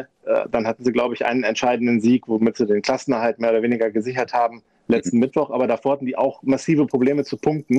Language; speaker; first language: German; native; German